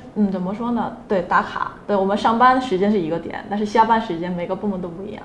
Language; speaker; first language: Chinese; non-native, fluent; Korean